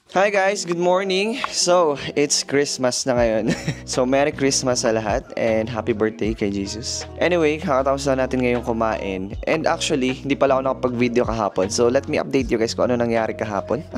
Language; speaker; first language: Filipino; native; Filipino